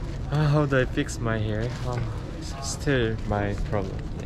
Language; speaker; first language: English; non-native, learner; Korean